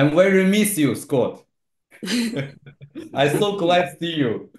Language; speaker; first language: English; non-native, learner; Chinese